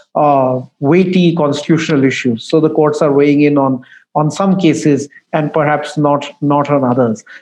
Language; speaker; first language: English; non-native, local second language; Bangla